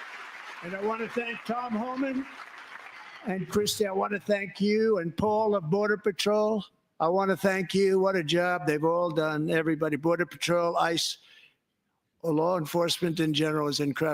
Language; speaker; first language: English; native; English